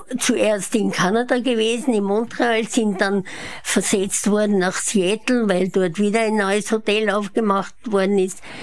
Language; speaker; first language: German; native; German